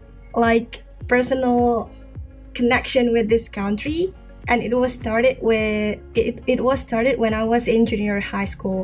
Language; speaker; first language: English; non-native, fluent; Indonesian